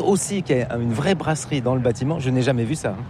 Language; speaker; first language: French; native; French